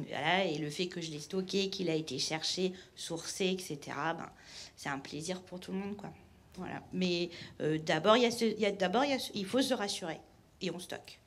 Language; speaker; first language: French; native; French